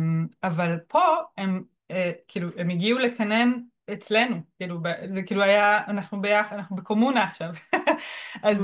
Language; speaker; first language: Hebrew; native; Hebrew